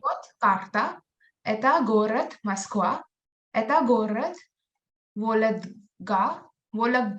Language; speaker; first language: Russian; non-native, learner; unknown